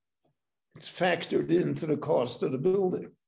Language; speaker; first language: English; native; English